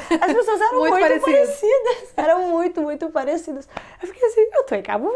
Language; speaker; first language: Portuguese; non-native, local second language; Kabuverdianu